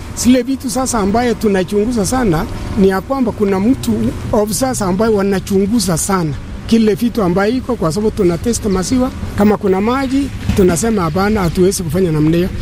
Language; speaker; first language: Swahili; non-native, local second language; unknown